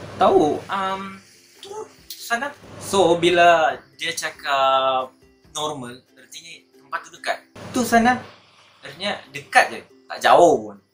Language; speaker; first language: Malay; native; Malay